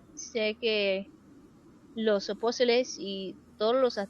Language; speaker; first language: Spanish; non-native, fluent; English